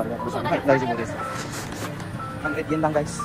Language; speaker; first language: Japanese; non-native, learner; Filipino